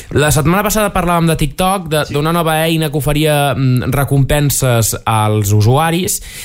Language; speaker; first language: Catalan; native; Catalan